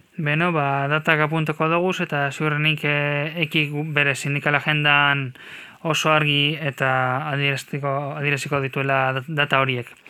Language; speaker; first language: Basque; native; Basque